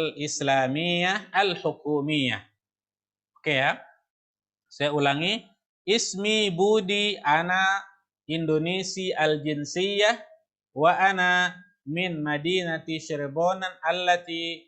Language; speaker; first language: Arabic; non-native, fluent; Indonesian